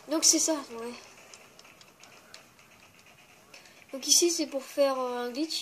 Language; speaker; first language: French; native; French